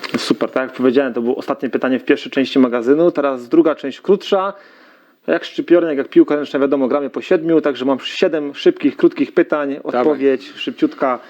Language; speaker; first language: Polish; native; Polish